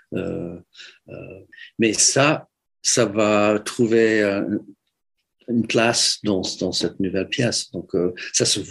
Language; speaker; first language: French; non-native, fluent; English